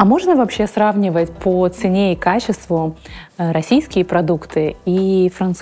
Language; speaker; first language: Russian; native; Russian